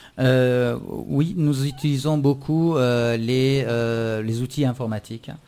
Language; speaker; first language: French; non-native, fluent; Persian